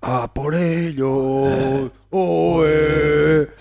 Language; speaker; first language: Spanish; non-native, local second language; Catalan